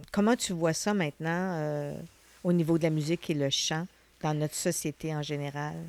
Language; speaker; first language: French; native; French